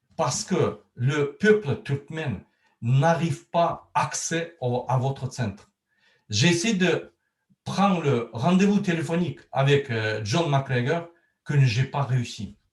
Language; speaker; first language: French; non-native, learner; Turkmen